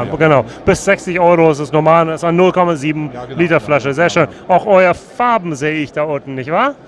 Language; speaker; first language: German; non-native, learner; English